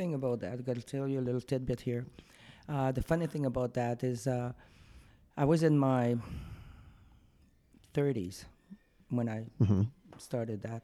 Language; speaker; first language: English; non-native, fluent; French